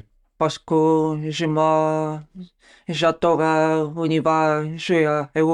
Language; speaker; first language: French; non-native, learner; Bulgarian